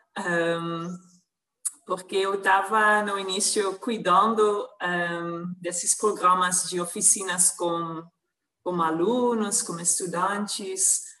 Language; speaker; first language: Portuguese; non-native, fluent; Dutch